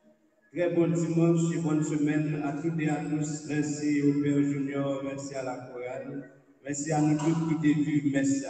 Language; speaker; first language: French; non-native, local second language; Haitian Creole